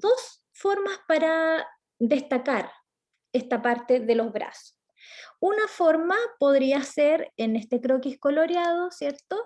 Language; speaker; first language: Spanish; native; Spanish